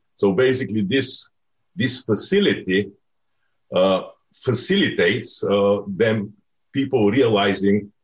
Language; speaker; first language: English; non-native, fluent; Bulgarian